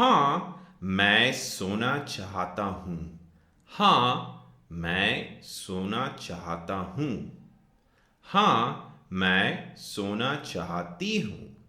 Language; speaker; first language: Hindi; non-native, fluent; English